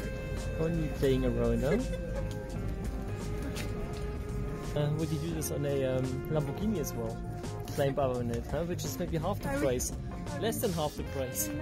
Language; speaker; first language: English; non-native, fluent; German